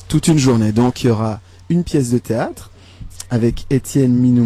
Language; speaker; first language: French; native; French